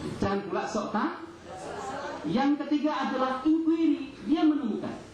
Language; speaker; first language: Indonesian; non-native, local second language; Achinese